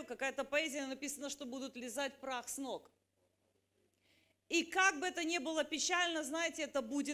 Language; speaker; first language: Russian; native; Russian